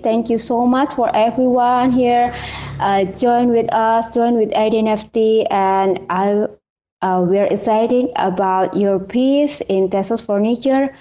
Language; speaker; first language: English; non-native, learner; Indonesian